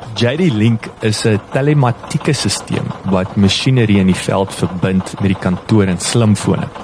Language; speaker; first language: Afrikaans; native; Afrikaans